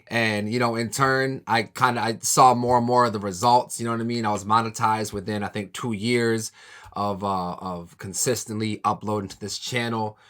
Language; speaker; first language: English; native; English